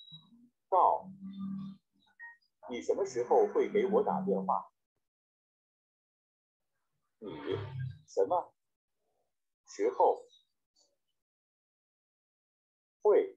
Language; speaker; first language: Chinese; non-native, learner; Vietnamese